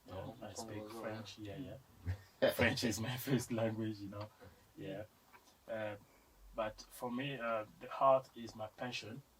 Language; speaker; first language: English; non-native, learner; French